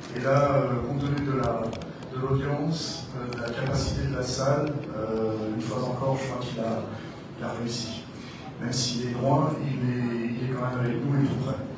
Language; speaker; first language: French; native; French